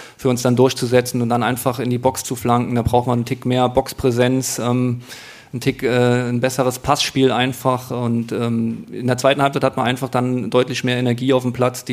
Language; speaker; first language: German; native; German